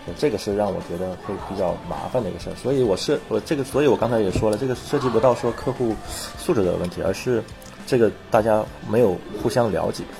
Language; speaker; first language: Chinese; native; Chinese